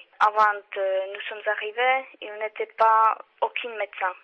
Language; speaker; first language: French; non-native, learner; Czech